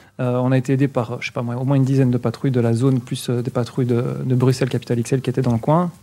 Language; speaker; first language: French; native; French